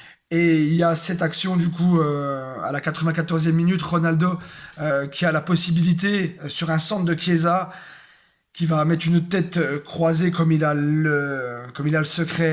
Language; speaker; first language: French; native; French